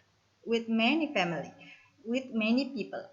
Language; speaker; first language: English; non-native, learner; Indonesian